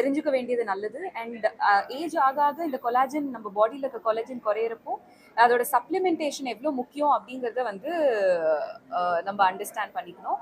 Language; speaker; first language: Tamil; native; Tamil